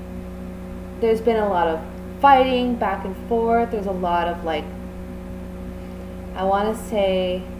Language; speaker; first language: English; native; English